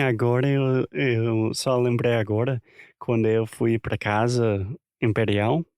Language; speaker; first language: Portuguese; non-native, fluent; English